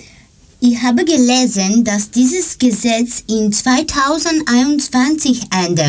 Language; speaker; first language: German; non-native, learner; Greek